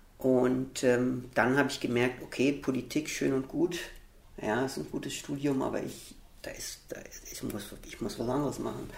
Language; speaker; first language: German; early bilingual, heritage; German